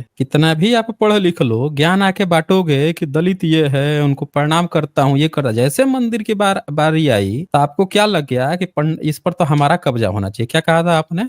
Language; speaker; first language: Hindi; native; Hindi